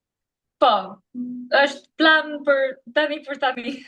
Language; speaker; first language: Albanian; non-native, learner; English